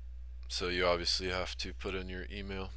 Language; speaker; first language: English; native; English